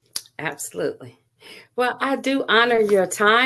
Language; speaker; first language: English; native; English